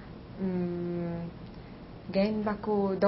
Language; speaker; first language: Japanese; non-native, learner; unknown